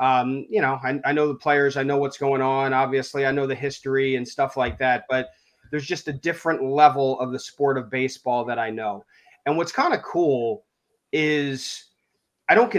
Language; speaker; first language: English; native; English